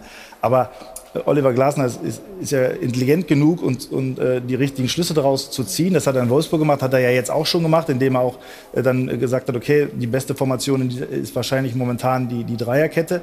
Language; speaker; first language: German; native; German